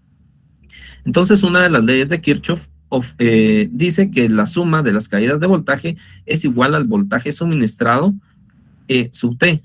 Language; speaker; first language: Spanish; native; Spanish